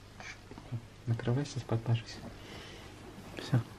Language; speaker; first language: Russian; native; Russian